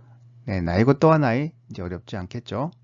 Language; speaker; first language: Korean; native; Korean